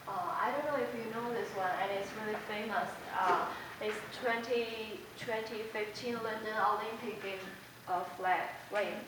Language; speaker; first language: English; non-native, fluent; Chinese